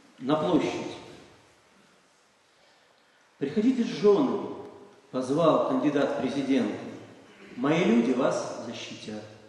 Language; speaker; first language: Russian; native; Russian